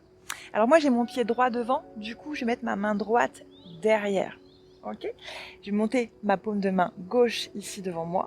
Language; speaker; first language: French; native; French